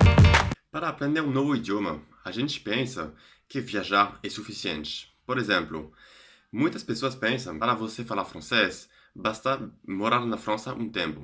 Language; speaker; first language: Portuguese; non-native, fluent; French